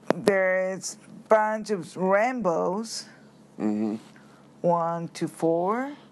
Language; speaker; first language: English; non-native, learner; Japanese